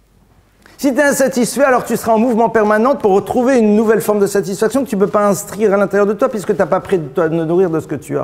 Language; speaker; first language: French; native; French